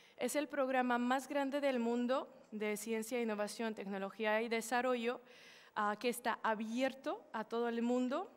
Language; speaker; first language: Spanish; non-native, fluent; Slovak